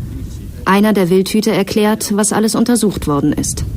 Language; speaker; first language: German; native; German